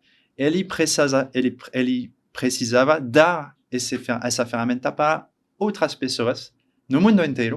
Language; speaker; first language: Portuguese; non-native, learner; French